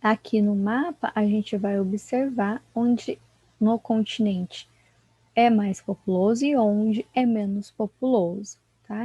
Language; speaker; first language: Portuguese; native; Portuguese